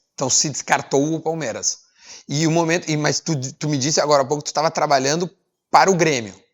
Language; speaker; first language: Portuguese; native; Portuguese